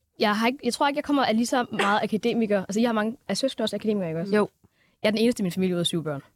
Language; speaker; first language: Danish; early bilingual, other home language; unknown